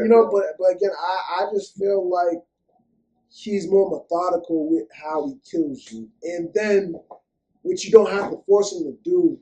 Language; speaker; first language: English; native; English